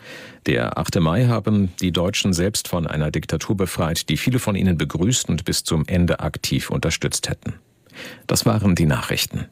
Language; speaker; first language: German; native; German